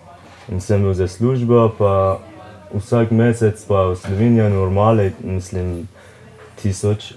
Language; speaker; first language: Slovenian; non-native, learner; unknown